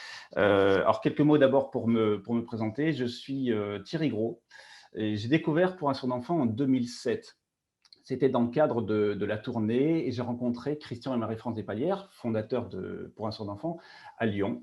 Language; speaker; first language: French; native; French